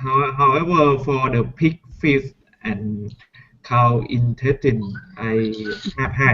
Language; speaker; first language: English; non-native, learner; Thai